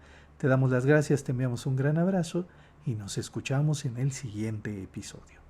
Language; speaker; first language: Spanish; native; Spanish